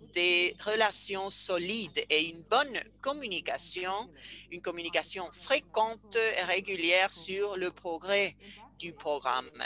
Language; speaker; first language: French; non-native, fluent; Spanish